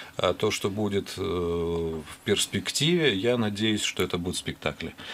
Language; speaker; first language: Russian; native; Russian